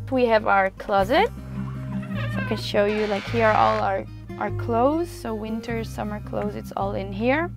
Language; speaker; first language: English; non-native, fluent; Dutch